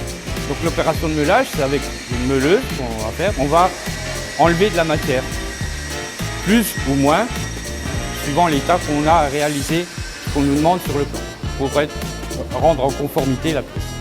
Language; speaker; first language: French; native; French